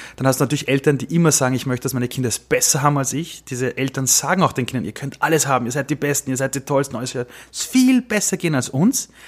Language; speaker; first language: German; early bilingual, other home language; Persian